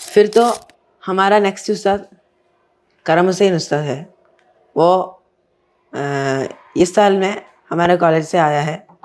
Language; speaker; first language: Hindi; non-native, learner; Malayalam